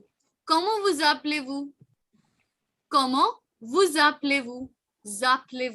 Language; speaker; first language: French; non-native, fluent; Hindi